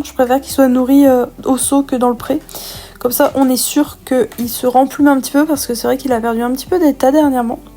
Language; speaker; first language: French; native; French